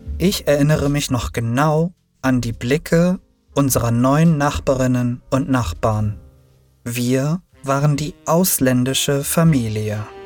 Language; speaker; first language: German; early bilingual, other home language; Turkish